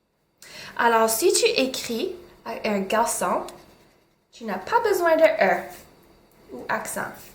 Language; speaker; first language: French; non-native, local second language; English